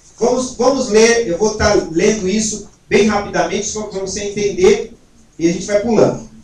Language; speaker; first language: Portuguese; native; Portuguese